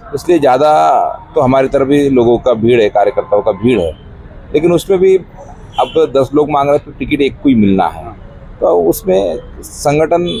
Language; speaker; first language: Hindi; non-native, local second language; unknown